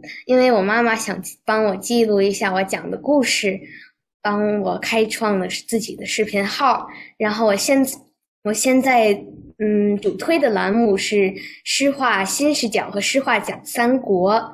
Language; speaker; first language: Chinese; early bilingual, heritage; Chinese